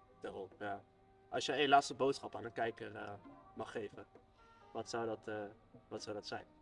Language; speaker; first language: Dutch; native; Dutch